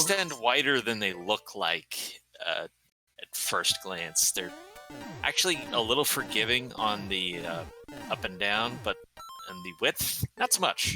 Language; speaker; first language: English; native; English